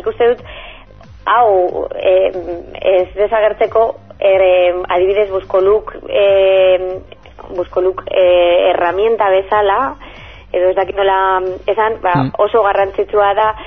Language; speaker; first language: Basque; non-native, local second language; Spanish